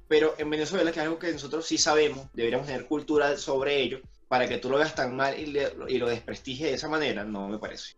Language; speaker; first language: Spanish; native; Spanish